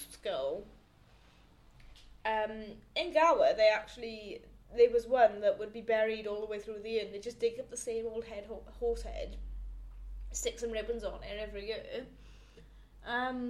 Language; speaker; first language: English; native; English